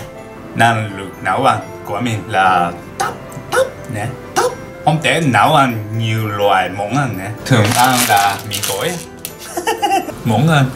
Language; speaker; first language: Vietnamese; non-native, learner; Japanese